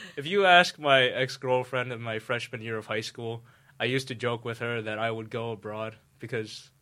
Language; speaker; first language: English; native; English